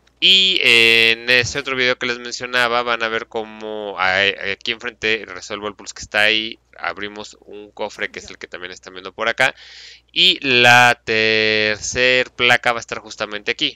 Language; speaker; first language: Spanish; native; Spanish